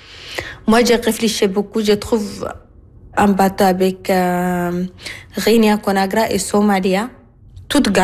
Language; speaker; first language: French; non-native, learner; Arabic